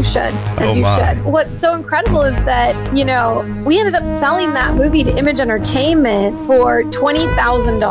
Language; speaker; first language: English; native; English